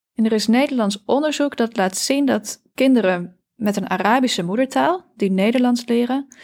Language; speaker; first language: Dutch; native; Dutch